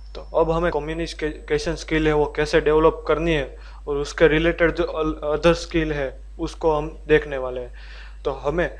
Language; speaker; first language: Hindi; non-native, local second language; Gujarati